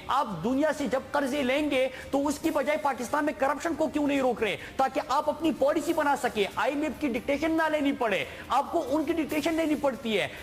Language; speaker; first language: Urdu; non-native, local second language; Pashto